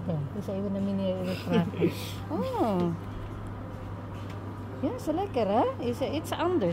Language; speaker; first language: Dutch; non-native, learner; Filipino